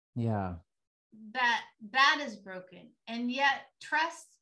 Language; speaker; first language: English; native; English